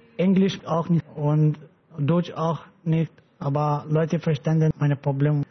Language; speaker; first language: German; non-native, learner; Pashto